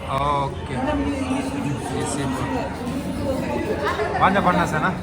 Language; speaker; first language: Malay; non-native, learner; Tulu